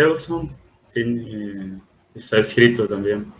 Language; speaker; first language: Spanish; non-native, fluent; Portuguese